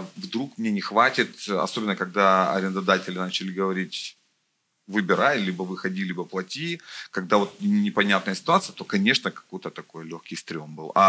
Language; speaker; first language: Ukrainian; non-native, local second language; Russian